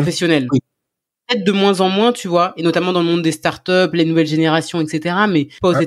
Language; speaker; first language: French; native; French